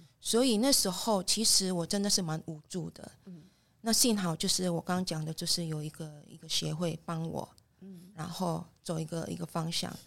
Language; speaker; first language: Chinese; non-native, fluent; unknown